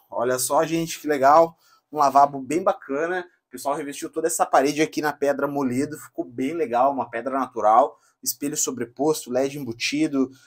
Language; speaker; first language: Portuguese; native; Portuguese